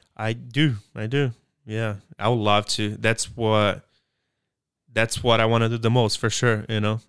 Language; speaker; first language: English; non-native, fluent; Portuguese